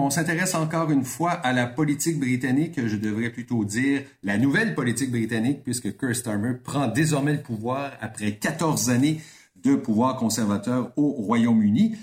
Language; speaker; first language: French; native; French